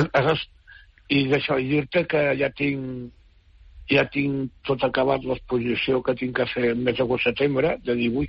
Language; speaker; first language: Catalan; native; Catalan